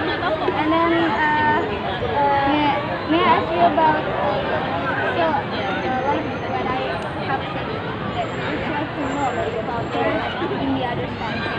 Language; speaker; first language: English; non-native, learner; Indonesian